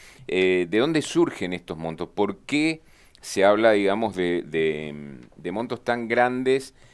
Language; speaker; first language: Spanish; native; Spanish